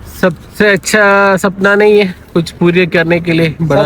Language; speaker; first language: Hindi; non-native, local second language; Malayalam